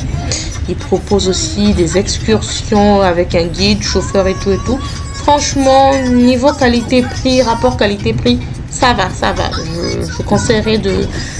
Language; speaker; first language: French; native; French